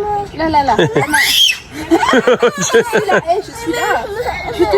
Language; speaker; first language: French; native; French